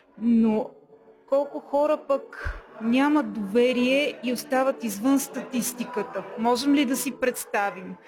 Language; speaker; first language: Bulgarian; native; Bulgarian